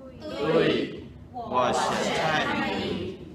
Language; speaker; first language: Chinese; non-native, learner; Thai